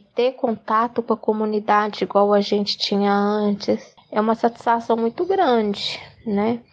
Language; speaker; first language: Portuguese; native; Portuguese